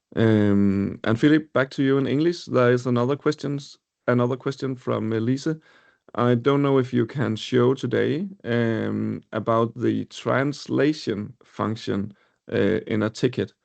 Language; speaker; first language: English; non-native, fluent; Danish